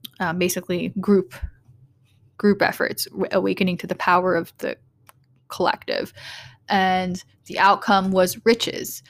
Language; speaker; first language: English; early bilingual, other home language; Vietnamese